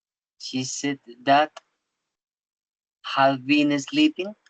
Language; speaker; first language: English; non-native, learner; Spanish